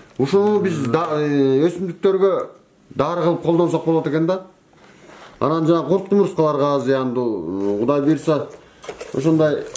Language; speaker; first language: Kyrgyz; native; Kyrgyz